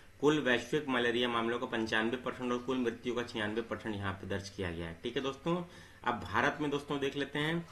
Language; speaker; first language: Hindi; native; Hindi